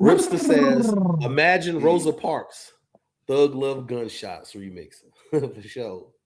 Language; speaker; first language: English; native; English